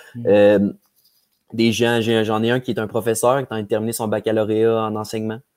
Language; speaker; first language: French; native; French